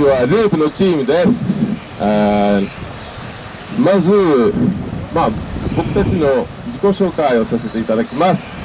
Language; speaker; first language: Japanese; non-native, fluent; French